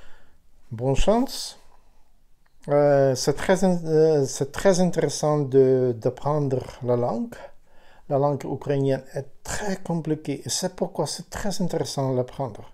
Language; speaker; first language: French; non-native, learner; Ukrainian